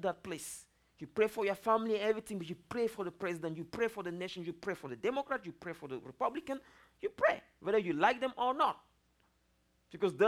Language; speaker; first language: English; non-native, local second language; French